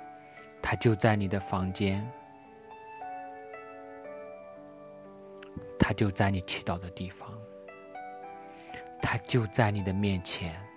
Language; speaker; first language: Chinese; native; Chinese